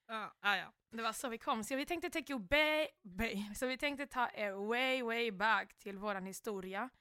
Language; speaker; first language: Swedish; early bilingual, other home language; Kinyarwanda